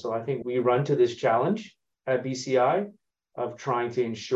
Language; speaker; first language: English; native; English